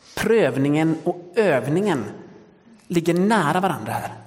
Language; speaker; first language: Swedish; early bilingual, other home language; Danish